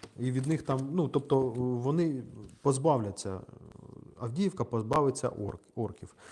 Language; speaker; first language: Ukrainian; non-native, local second language; Russian